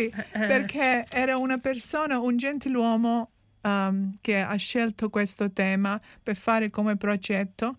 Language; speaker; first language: Italian; early bilingual, heritage; Italian